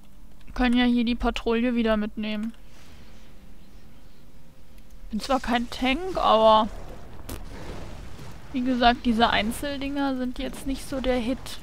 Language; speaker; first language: German; native; German